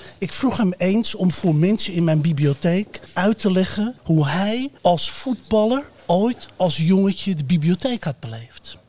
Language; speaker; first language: Dutch; native; Dutch